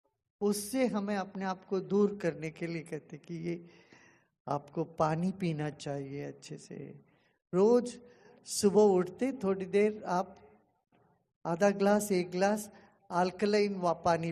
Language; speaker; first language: Hindi; non-native, local second language; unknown